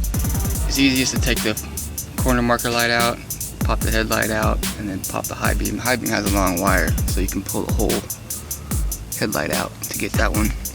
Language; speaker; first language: English; native; English